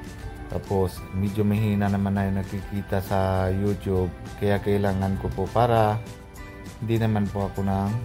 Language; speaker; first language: Filipino; non-native, learner; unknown